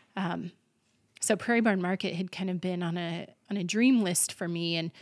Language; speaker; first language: English; native; English